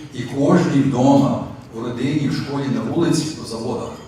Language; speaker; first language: Ukrainian; early bilingual, heritage; Ukrainian